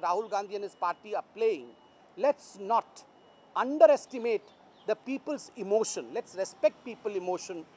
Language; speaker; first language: English; non-native, local second language; Hindi